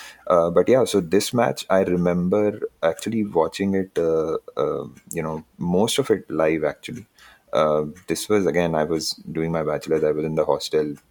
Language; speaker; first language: English; non-native, local second language; Hindi